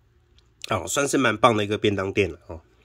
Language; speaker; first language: Chinese; native; Chinese